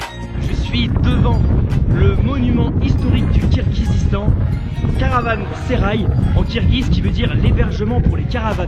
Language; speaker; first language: French; native; French